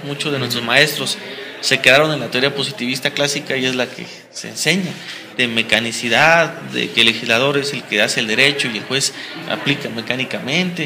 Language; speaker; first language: Spanish; native; Spanish